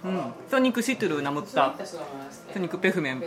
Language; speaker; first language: Finnish; non-native, learner; Japanese